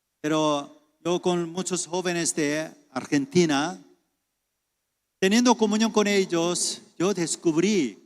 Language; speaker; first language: Spanish; non-native, fluent; Korean